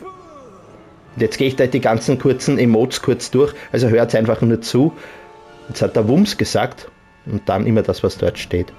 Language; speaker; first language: German; native; German